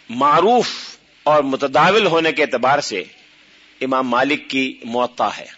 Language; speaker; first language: Urdu; native; Urdu